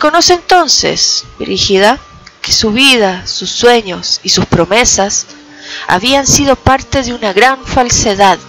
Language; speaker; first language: Spanish; native; Spanish